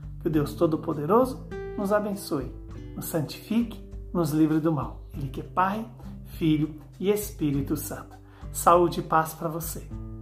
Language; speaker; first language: Portuguese; native; Portuguese